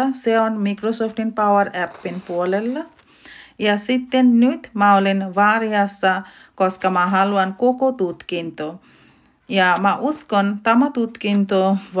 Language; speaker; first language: Finnish; non-native, fluent; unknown